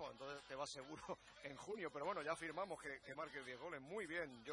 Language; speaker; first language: Spanish; native; Spanish